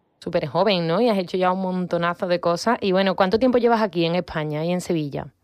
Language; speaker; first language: Spanish; native; Spanish